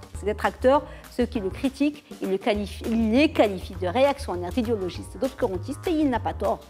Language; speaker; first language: French; non-native, local second language; Arabic